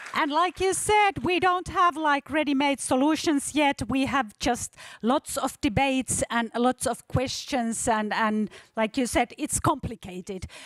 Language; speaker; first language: English; non-native, fluent; Finnish